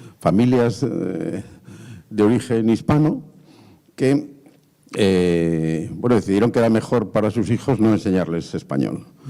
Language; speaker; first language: Spanish; native; Spanish